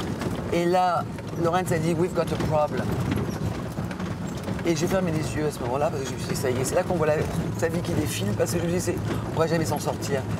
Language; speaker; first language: French; native; French